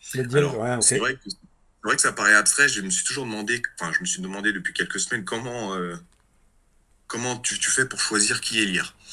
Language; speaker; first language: French; native; French